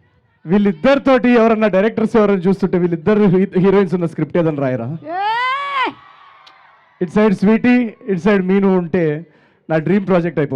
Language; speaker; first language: Telugu; native; Telugu